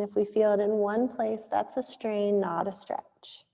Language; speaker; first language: English; native; English